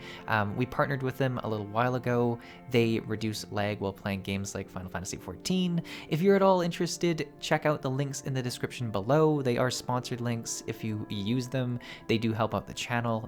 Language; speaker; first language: English; native; English